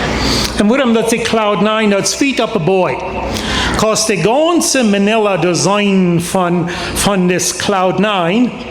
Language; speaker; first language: German; non-native, learner; Plautdietsch